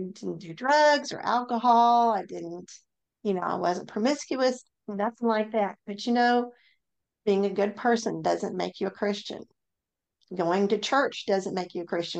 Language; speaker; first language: English; native; English